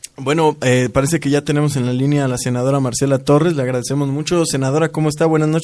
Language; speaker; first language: Spanish; native; Spanish